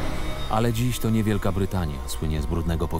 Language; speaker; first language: Polish; native; Polish